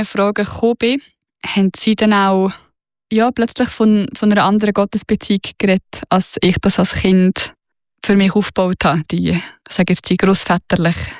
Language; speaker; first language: German; native; German